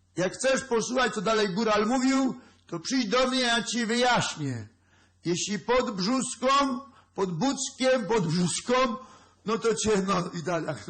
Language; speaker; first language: Polish; native; Polish